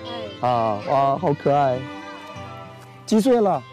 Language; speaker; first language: Chinese; non-native, fluent; Korean